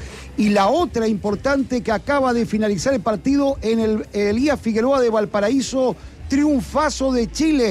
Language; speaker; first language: Spanish; native; Spanish